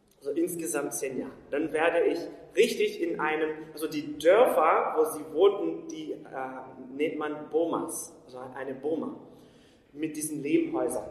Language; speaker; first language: German; non-native, fluent; Portuguese